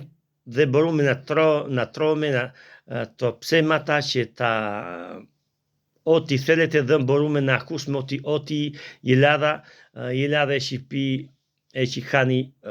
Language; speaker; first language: Greek; non-native, learner; Albanian